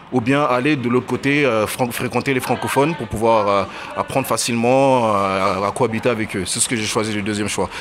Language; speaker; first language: French; early bilingual, other home language; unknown